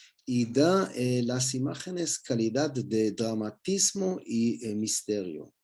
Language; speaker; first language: Spanish; non-native, learner; Hebrew